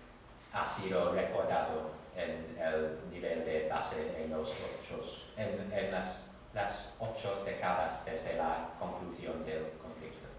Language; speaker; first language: Spanish; non-native, fluent; English